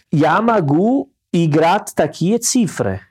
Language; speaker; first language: Russian; non-native, learner; Italian